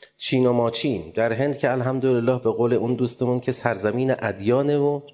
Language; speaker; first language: Persian; native; Persian